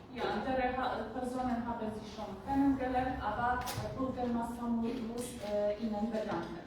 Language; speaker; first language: German; non-native, learner; Polish